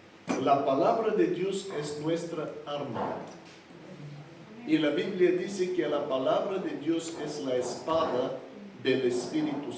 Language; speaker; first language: Spanish; non-native, fluent; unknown